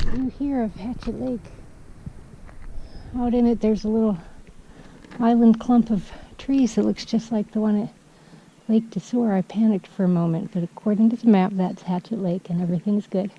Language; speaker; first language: English; native; English